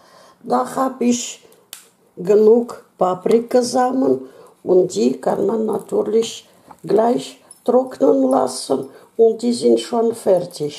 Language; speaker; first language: German; non-native, learner; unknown